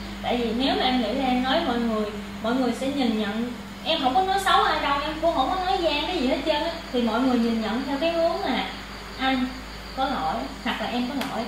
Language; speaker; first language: Vietnamese; native; Vietnamese